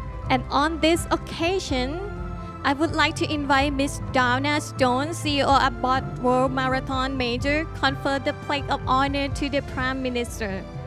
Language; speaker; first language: English; non-native, fluent; Thai